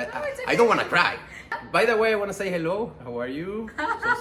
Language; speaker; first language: English; non-native, learner; Spanish